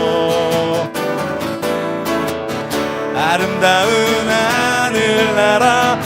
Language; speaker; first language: Korean; native; Korean